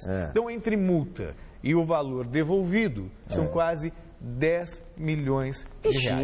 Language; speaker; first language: Portuguese; native; Portuguese